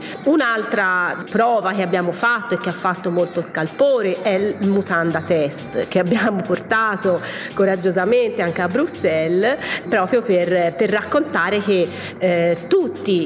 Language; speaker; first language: Italian; native; Italian